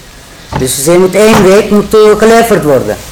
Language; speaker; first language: Dutch; non-native, learner; Turkish